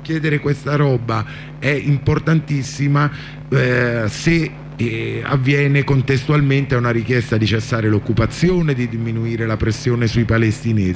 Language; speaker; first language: Italian; native; Italian